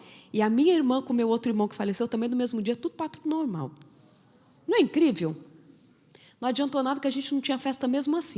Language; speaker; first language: Portuguese; native; Portuguese